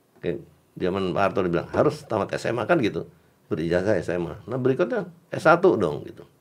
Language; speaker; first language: Indonesian; native; Indonesian